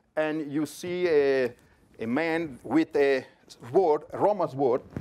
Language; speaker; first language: English; non-native, fluent; Italian